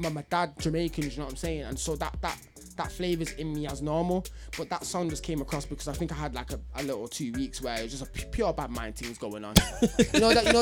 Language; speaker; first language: English; native; English